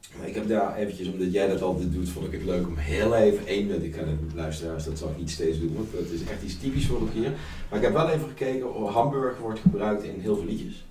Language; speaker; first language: Dutch; native; Dutch